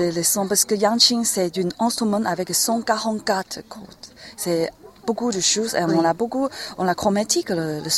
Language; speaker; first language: French; non-native, learner; Chinese